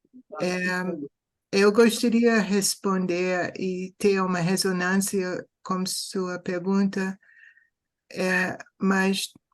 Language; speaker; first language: Portuguese; non-native, fluent; English